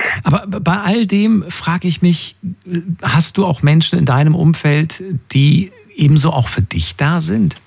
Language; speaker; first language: German; native; German